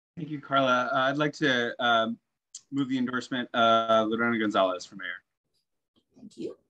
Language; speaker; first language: English; native; English